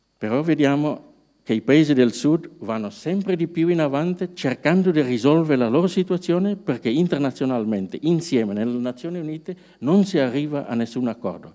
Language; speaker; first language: Italian; non-native, fluent; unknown